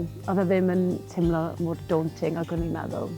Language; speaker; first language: Welsh; native; Welsh